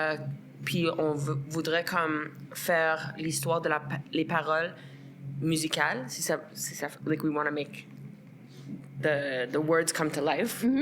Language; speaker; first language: French; non-native, local second language; English